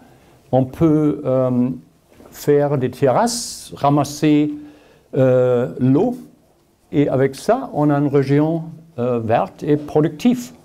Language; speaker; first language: French; non-native, learner; German